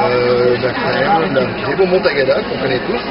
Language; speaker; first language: French; native; French